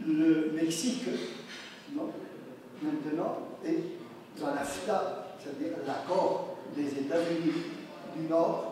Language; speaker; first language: French; non-native, fluent; Spanish